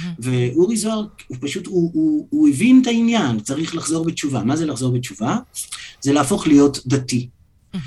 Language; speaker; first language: Hebrew; native; Hebrew